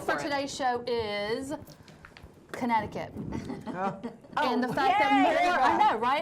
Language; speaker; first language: English; native; English